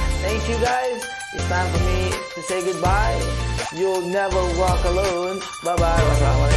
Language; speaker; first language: English; non-native, fluent; Indonesian